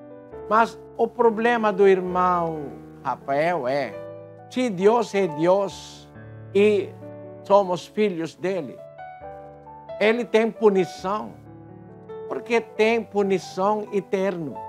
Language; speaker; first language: Portuguese; non-native, fluent; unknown